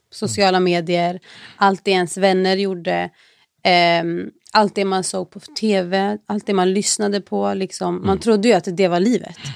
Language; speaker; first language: Swedish; early bilingual, other home language; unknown